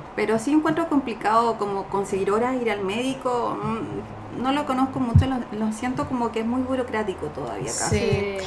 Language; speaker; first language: Spanish; native; Spanish